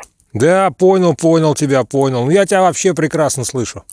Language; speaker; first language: Russian; native; Russian